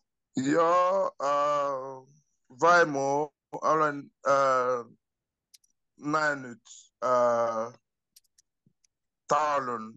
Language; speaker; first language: Finnish; non-native, learner; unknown